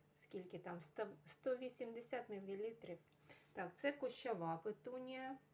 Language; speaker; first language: Ukrainian; non-native, local second language; Russian